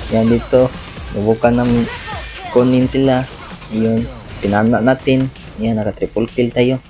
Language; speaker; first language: Filipino; non-native, local second language; Cebuano